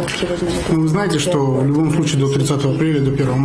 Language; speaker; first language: Russian; native; Russian